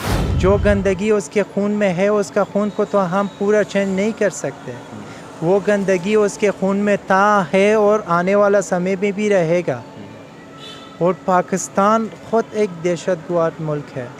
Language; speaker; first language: Hindi; non-native, learner; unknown